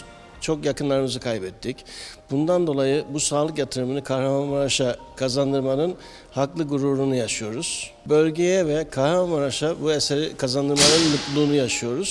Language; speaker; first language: Turkish; native; Turkish